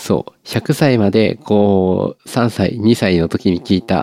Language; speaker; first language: Japanese; native; Japanese